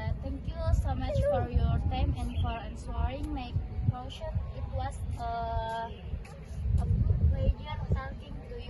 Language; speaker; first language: English; non-native, learner; Indonesian